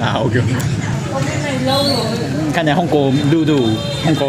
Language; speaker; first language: Vietnamese; non-native, learner; Japanese